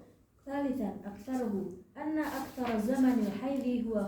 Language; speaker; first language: Arabic; non-native, learner; Indonesian